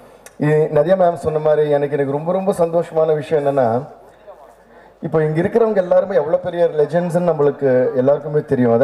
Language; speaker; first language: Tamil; non-native, local second language; Telugu